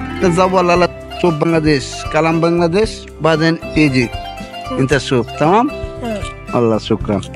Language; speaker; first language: Arabic; non-native, learner; Bangla